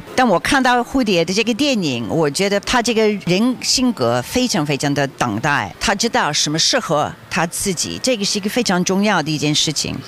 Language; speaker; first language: Chinese; non-native, fluent; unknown